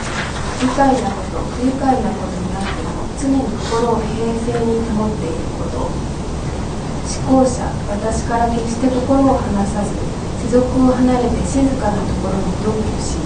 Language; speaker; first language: Japanese; native; Japanese